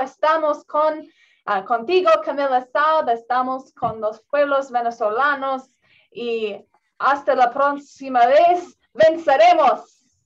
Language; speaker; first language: Spanish; non-native, learner; English